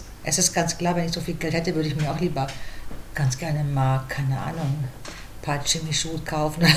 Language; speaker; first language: German; native; German